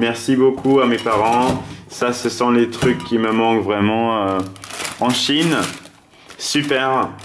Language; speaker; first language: French; non-native, fluent; German